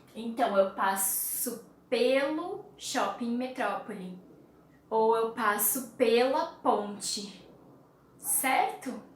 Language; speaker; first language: Portuguese; native; Portuguese